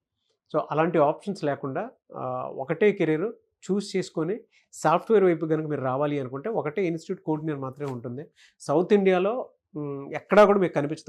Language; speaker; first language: Telugu; native; Telugu